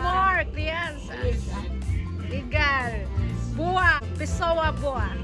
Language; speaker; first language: Portuguese; non-native, learner; Filipino